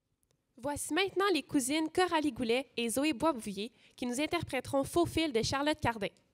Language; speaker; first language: French; native; French